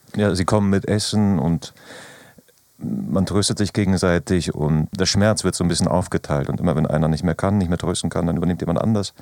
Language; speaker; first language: German; native; German